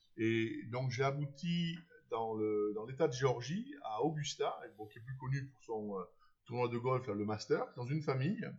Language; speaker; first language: French; native; French